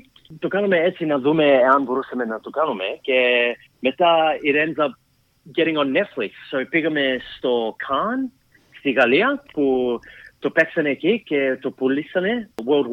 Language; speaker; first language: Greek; early bilingual, heritage; Greek